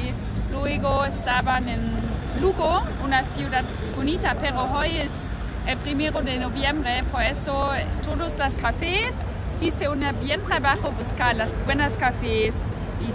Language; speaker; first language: Spanish; non-native, learner; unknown